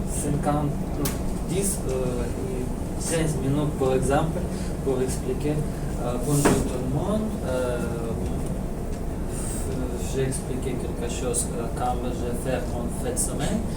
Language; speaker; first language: French; non-native, learner; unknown